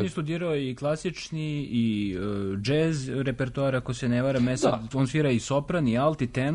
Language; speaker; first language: Serbian; native; Serbian